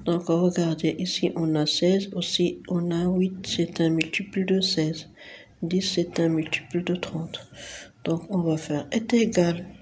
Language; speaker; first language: French; non-native, local second language; Arabic